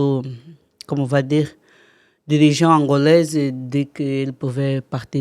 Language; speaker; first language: French; non-native, learner; Portuguese